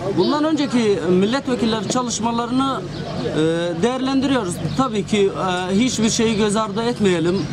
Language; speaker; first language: Turkish; non-native, local second language; Arabic